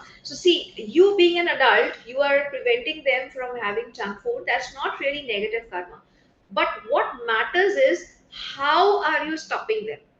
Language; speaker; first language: English; non-native, local second language; Hindi